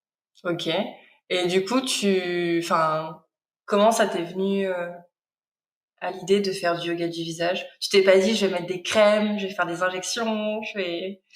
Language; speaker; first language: French; native; French